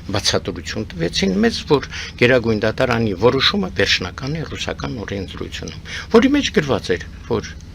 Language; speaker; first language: Armenian; early bilingual, heritage; Armenian